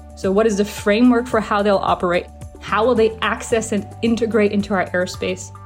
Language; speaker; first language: English; native; English